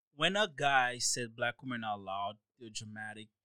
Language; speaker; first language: English; non-native, fluent; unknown